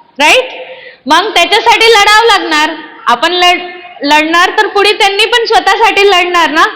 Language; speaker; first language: Marathi; non-native, local second language; Hindi